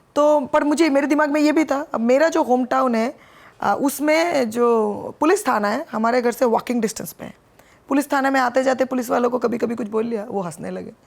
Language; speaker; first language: Hindi; non-native, local second language; Bangla